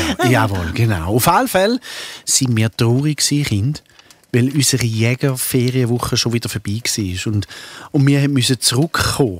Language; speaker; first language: German; native; German